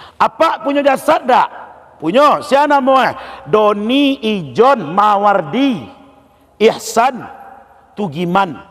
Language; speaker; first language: Malay; non-native, local second language; Minangkabau